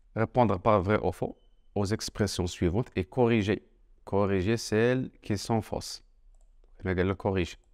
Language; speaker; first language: French; non-native, local second language; Arabic